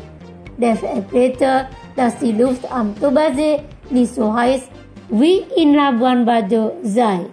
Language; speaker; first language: German; non-native, fluent; Indonesian